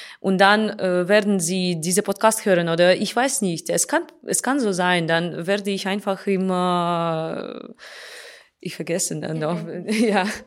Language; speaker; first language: German; non-native, learner; Russian